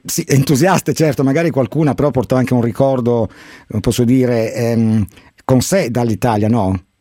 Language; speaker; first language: Italian; native; Italian